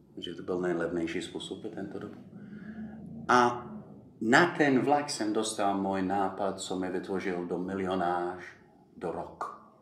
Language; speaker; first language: Czech; non-native, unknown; English